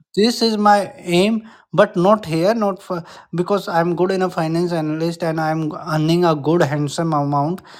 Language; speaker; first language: English; non-native, local second language; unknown